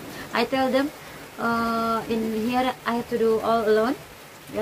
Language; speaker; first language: English; non-native, learner; Indonesian